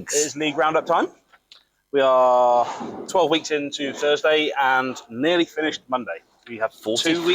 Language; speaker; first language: English; native; English